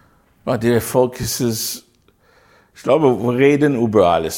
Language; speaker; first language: German; non-native, learner; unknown